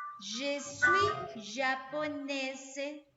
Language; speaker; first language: French; non-native, fluent; Spanish